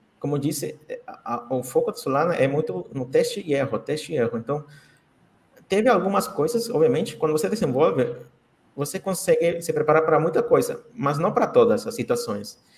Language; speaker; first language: Portuguese; non-native, fluent; Spanish